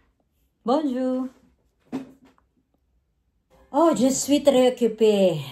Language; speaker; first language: French; non-native, learner; Filipino